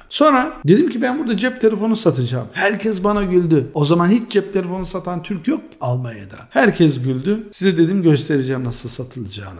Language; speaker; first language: Turkish; early bilingual, heritage; Turkish